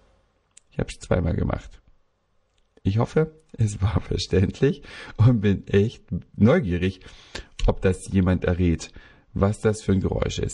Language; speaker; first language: German; native; German